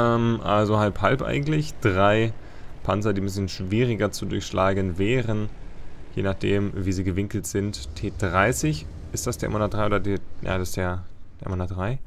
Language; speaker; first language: German; native; German